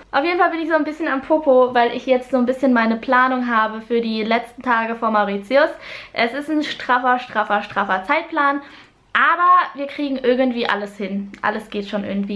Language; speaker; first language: German; native; German